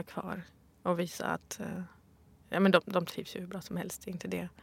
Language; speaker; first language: Swedish; early bilingual, other home language; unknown